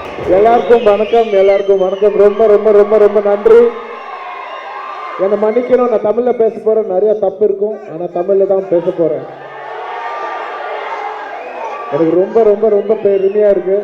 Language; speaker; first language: Tamil; non-native, local second language; Telugu